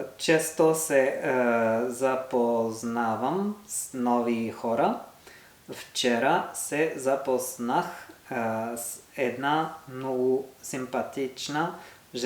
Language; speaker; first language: Bulgarian; non-native, learner; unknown